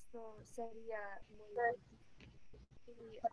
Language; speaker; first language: Spanish; non-native, learner; English